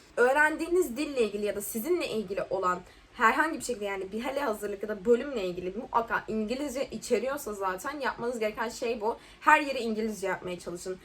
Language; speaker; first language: Turkish; native; Turkish